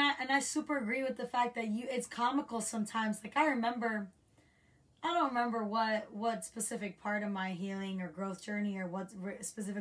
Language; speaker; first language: English; native; English